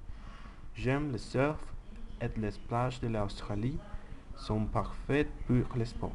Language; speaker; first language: French; non-native, learner; Spanish